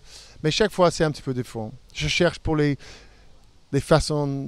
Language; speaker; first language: French; non-native, fluent; English